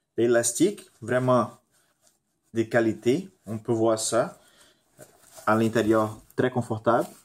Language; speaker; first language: French; non-native, fluent; Portuguese